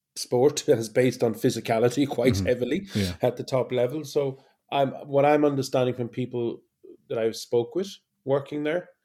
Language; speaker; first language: English; native; English